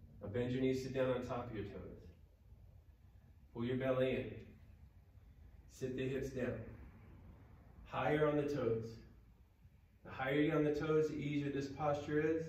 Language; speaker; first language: English; native; English